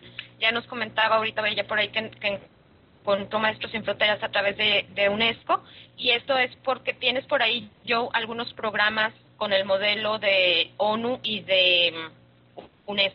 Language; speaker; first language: Spanish; native; Spanish